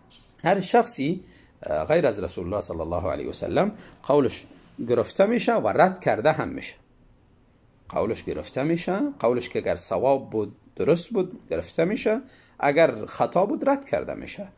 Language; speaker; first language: Persian; native; Persian